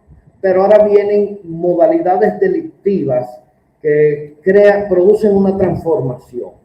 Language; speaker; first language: Spanish; native; Spanish